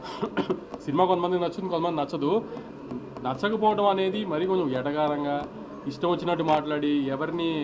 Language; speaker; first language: Telugu; native; Telugu